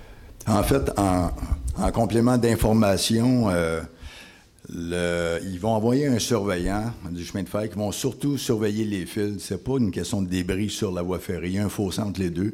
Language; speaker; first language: French; native; French